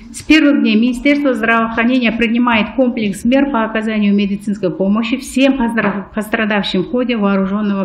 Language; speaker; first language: Russian; non-native, local second language; Kyrgyz